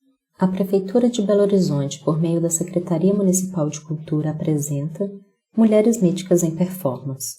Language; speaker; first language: Portuguese; native; Portuguese